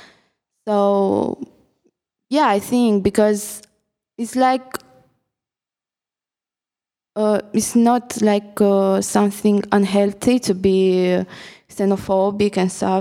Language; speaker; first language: English; non-native, fluent; Italian